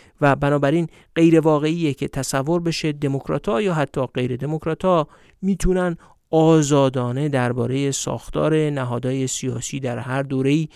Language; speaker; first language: Persian; native; Persian